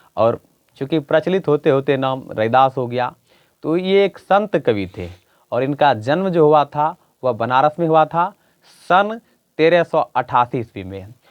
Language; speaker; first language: Hindi; native; Hindi